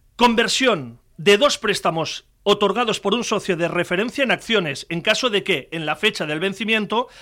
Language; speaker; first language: Spanish; non-native, local second language; Catalan